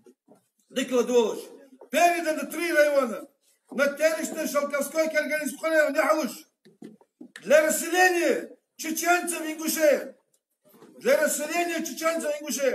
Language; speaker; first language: Russian; non-native, local second language; Ingush